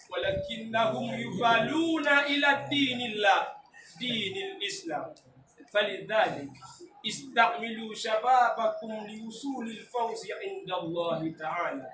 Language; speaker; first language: Arabic; non-native, learner; Achinese